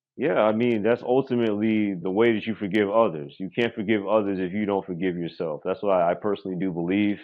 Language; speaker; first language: English; native; English